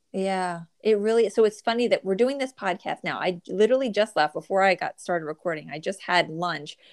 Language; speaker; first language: English; native; English